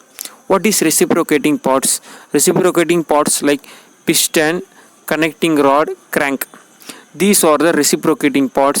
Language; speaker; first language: English; non-native, local second language; Tamil